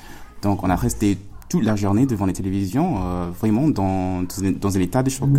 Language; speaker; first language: French; non-native, fluent; English